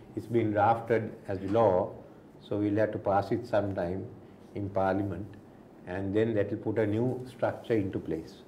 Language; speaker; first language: English; non-native, local second language; Sinhala